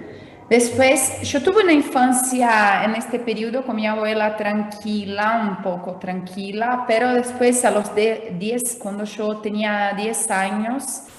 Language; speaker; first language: Spanish; non-native, fluent; Portuguese